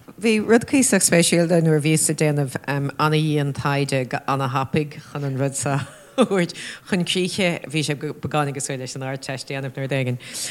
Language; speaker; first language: Irish; native; Irish